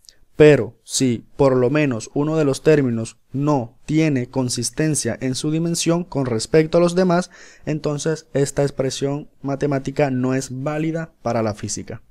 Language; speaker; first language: Spanish; native; Spanish